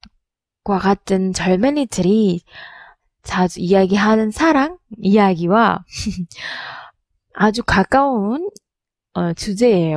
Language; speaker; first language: Korean; non-native, learner; Indonesian